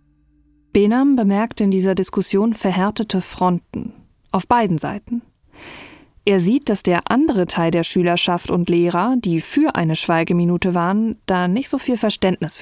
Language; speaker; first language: German; native; German